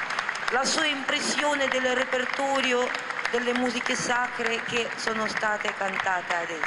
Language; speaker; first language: Italian; non-native, fluent; Russian